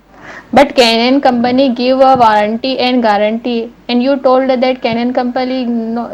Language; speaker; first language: English; non-native, learner; Hindi